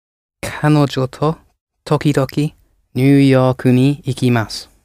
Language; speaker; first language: Japanese; non-native, learner; English